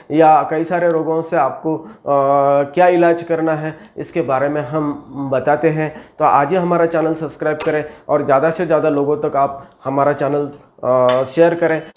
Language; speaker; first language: Hindi; non-native, local second language; Marathi